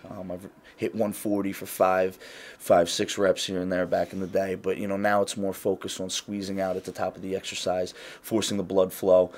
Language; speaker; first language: English; native; English